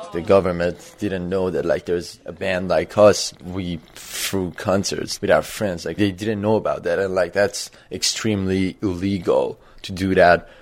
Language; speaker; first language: English; non-native, fluent; Persian